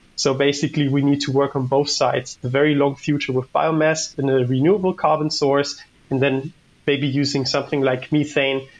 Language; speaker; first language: English; non-native, fluent; German